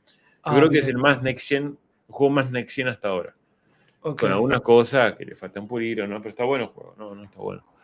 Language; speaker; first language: Spanish; native; Spanish